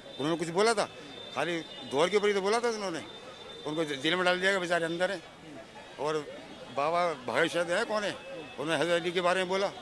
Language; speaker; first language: Hindi; native; Hindi